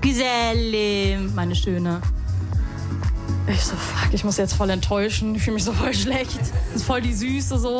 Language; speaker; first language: German; early bilingual, other home language; Arabic